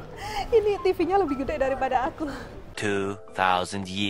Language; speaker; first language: Indonesian; native; Indonesian